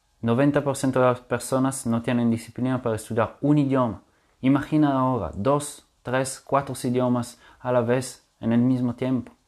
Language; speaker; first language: Spanish; non-native, fluent; French